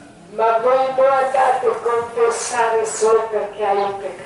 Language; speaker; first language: Italian; non-native, learner; Croatian